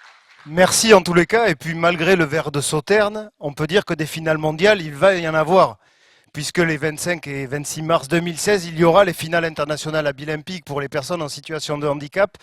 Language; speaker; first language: French; native; French